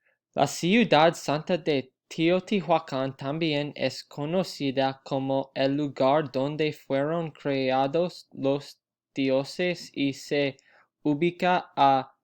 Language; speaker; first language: Spanish; non-native, learner; English